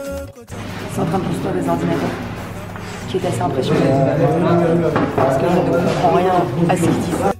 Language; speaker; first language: French; native; French